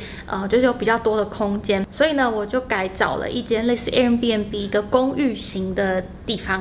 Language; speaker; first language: Chinese; native; Chinese